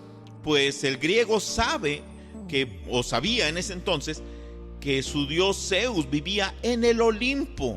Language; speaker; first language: Spanish; native; Spanish